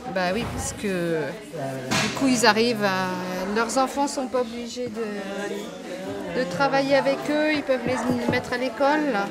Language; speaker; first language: French; non-native, fluent; English